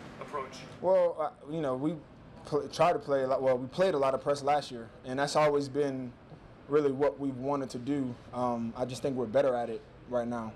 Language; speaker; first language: English; native; English